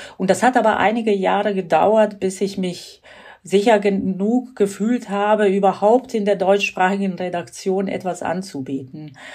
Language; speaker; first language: German; non-native, fluent; Croatian